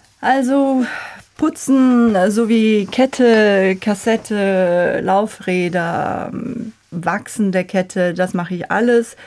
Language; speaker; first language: German; non-native, fluent; Korean